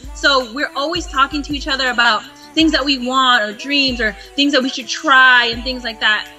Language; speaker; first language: English; native; English